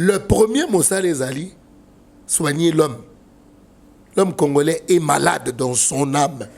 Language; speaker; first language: French; non-native, local second language; Lingala